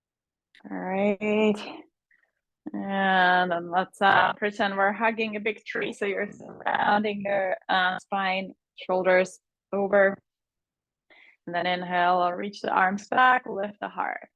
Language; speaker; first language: English; native; English